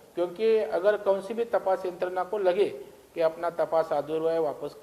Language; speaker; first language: Hindi; non-native, local second language; Marathi